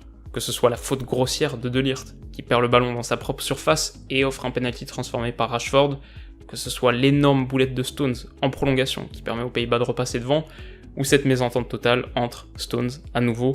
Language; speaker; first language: French; native; French